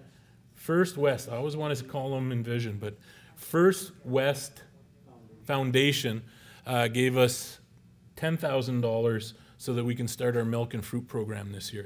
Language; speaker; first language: English; native; English